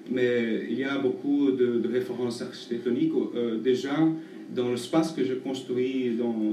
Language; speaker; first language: French; non-native, fluent; Portuguese